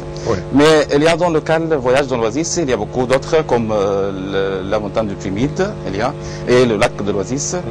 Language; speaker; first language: French; non-native, learner; Arabic